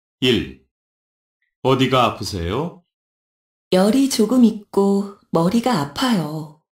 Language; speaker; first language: Korean; non-native, fluent; Vietnamese